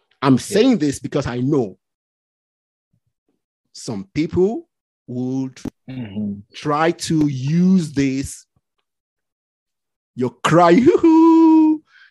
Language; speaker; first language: English; non-native, local second language; Yoruba